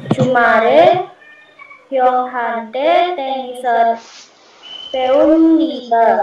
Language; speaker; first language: Korean; non-native, learner; Indonesian